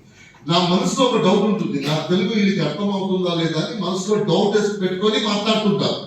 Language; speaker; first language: Telugu; non-native, fluent; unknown